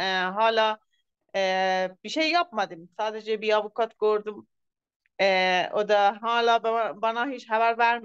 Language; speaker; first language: Turkish; non-native, learner; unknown